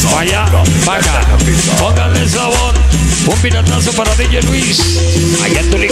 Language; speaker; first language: Spanish; native; Spanish